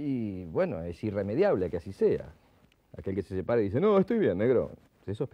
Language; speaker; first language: Spanish; native; Spanish